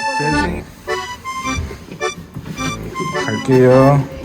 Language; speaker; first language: Korean; native; Korean